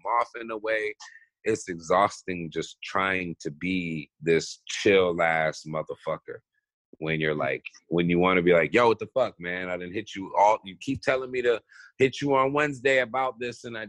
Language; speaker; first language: English; native; English